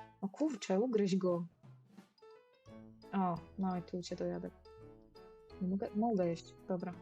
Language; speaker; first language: Polish; native; Polish